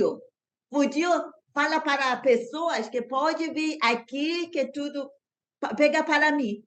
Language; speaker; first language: Portuguese; non-native, learner; Persian